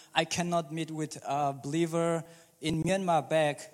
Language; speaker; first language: English; early bilingual, other home language; Burmese